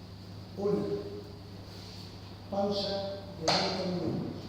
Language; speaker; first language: Spanish; native; Spanish